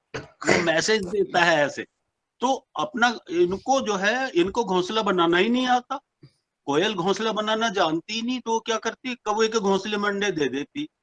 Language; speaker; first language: Hindi; non-native, local second language; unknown